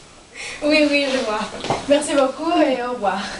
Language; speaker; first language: French; non-native, learner; Spanish